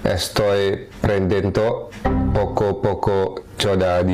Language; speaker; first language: Spanish; non-native, learner; Indonesian